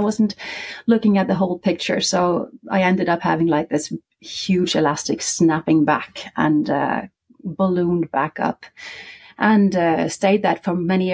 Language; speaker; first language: English; non-native, fluent; Icelandic